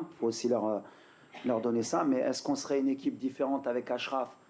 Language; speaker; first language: French; native; French